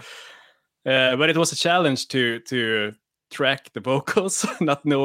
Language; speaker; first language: English; non-native, fluent; Swedish